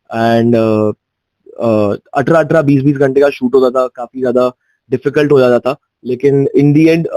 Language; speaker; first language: Hindi; non-native, local second language; Gujarati